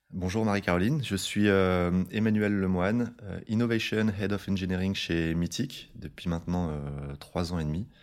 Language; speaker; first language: French; native; French